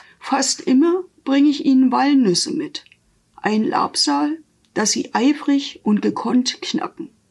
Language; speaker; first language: German; native; German